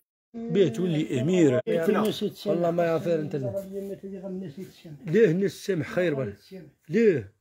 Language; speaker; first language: Arabic; native; Arabic